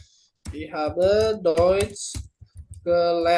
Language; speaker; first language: German; non-native, fluent; Indonesian